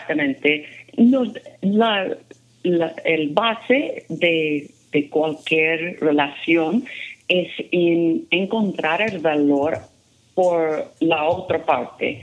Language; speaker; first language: Spanish; non-native, fluent; English